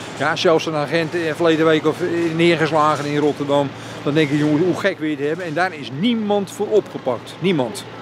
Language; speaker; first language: Dutch; native; Dutch